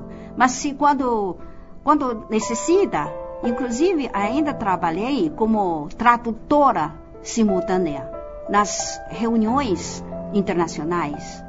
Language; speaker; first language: Portuguese; non-native, fluent; Chinese